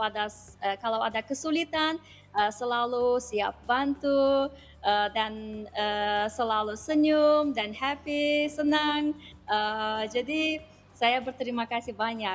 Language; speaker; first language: Indonesian; non-native, learner; Uzbek